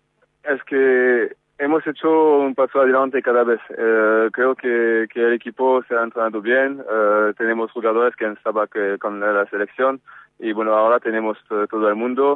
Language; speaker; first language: Spanish; non-native, fluent; French